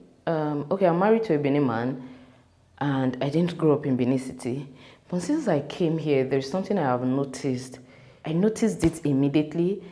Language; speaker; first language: English; non-native, local second language; Yoruba